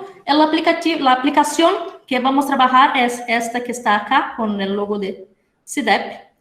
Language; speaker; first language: Spanish; non-native, fluent; Portuguese